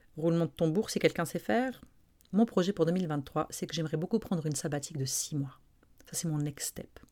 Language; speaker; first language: French; non-native, local second language; Arabic